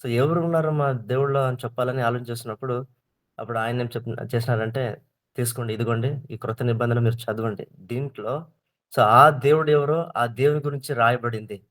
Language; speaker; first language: Telugu; non-native, local second language; Kannada